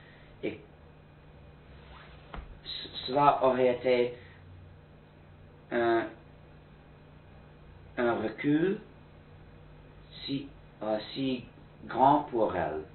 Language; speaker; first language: French; non-native, fluent; English